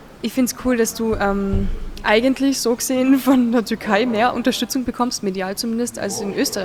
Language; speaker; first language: German; native; German